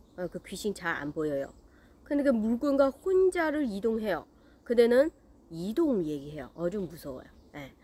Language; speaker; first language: Korean; non-native, learner; Chinese